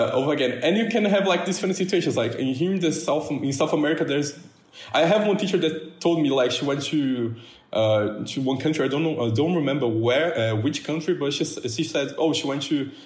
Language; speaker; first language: English; non-native, fluent; Portuguese